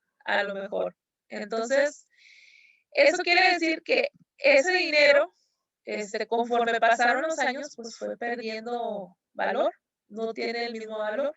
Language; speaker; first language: Spanish; native; Spanish